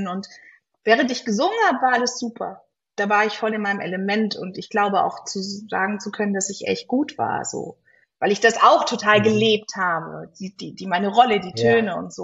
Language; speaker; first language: German; native; German